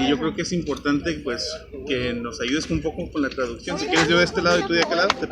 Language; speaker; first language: Spanish; native; Spanish